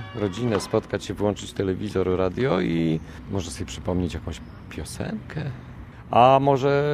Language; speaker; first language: Polish; native; Polish